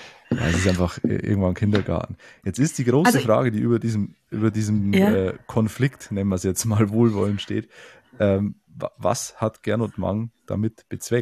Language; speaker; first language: German; native; German